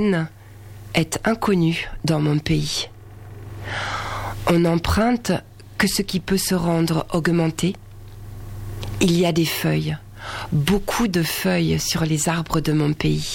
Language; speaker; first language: French; native; French